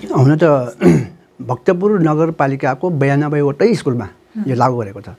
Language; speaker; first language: Nepali; non-native, local second language; Newari